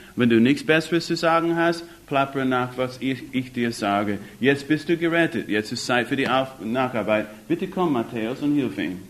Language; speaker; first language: German; non-native, fluent; English